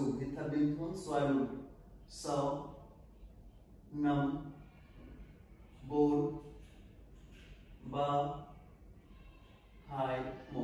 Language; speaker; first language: Vietnamese; non-native, learner; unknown